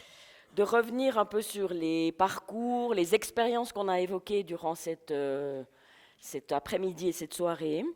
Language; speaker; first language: French; native; French